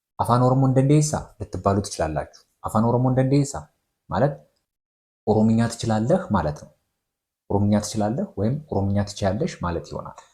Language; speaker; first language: Amharic; non-native, local second language; Oromo